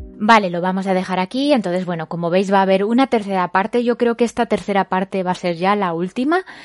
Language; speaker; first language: Spanish; native; Spanish